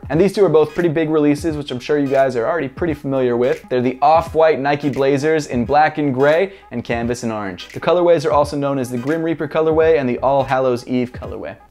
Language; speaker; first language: English; native; English